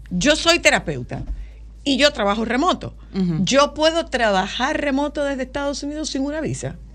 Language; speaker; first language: Spanish; native; Spanish